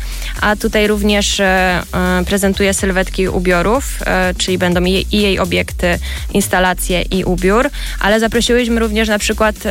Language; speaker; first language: Polish; native; Polish